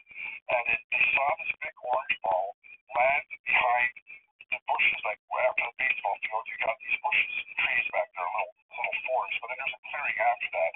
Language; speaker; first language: English; native; English